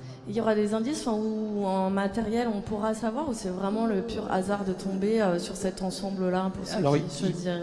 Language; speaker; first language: French; native; French